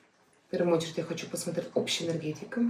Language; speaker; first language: Russian; non-native, fluent; Estonian